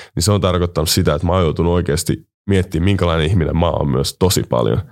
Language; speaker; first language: Finnish; native; Finnish